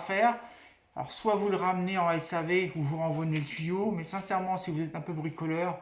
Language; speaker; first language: French; native; French